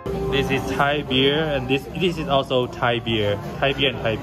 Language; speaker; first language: English; non-native, learner; Thai